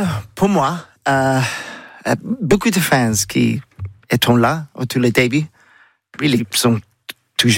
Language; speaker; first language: French; non-native, learner; English